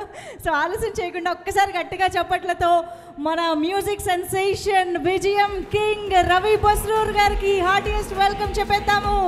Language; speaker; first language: Telugu; native; Telugu